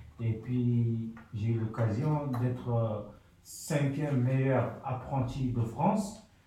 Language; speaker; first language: French; non-native, fluent; Soninke